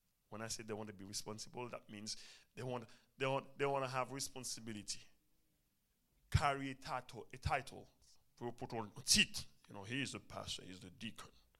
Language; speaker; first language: English; non-native, fluent; Haitian Creole